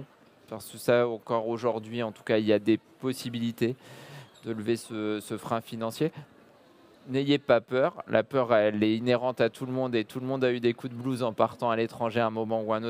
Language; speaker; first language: French; native; French